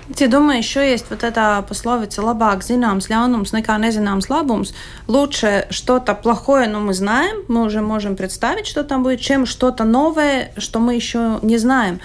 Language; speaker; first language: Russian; non-native, local second language; Latvian